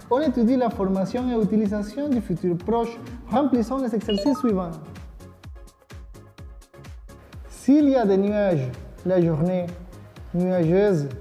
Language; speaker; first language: French; non-native, fluent; Spanish